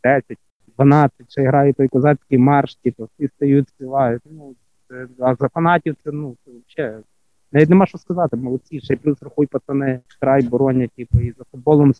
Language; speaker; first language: Ukrainian; native; Ukrainian